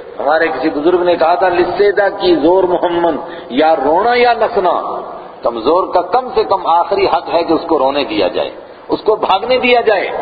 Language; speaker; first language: Urdu; non-native, local second language; Punjabi